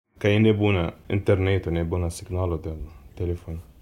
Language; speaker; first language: Lithuanian; non-native, learner; Arabic